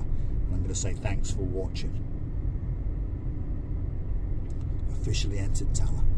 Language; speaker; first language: English; native; English